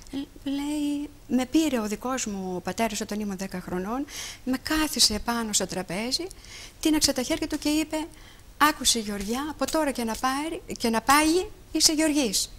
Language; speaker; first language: Greek; native; Greek